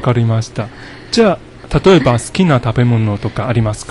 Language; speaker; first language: Japanese; non-native, learner; Chinese